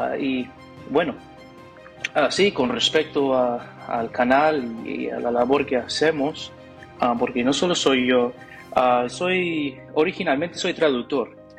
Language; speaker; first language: Spanish; non-native, fluent; English